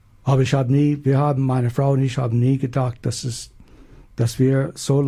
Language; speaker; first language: German; non-native, learner; English